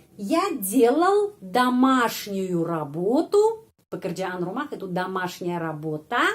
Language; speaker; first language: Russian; non-native, fluent; Indonesian